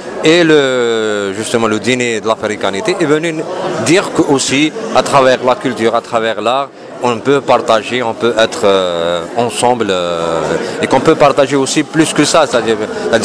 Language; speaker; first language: French; non-native, local second language; Arabic